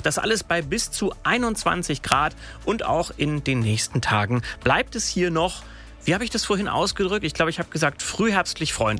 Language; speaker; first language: German; native; German